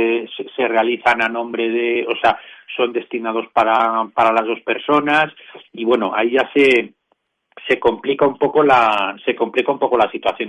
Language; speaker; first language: Spanish; native; Spanish